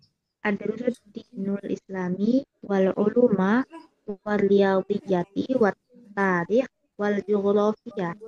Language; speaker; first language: Arabic; non-native, learner; Indonesian